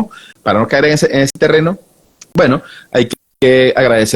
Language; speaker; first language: Spanish; native; Spanish